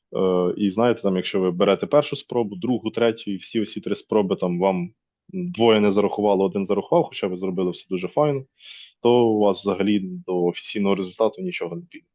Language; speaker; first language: Ukrainian; native; Ukrainian